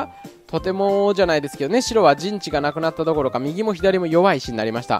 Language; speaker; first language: Japanese; native; Japanese